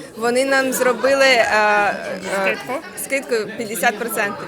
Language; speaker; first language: Ukrainian; early bilingual, heritage; Ukrainian